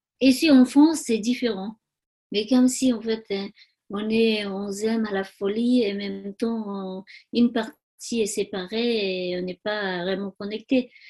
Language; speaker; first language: French; non-native, learner; Tibetan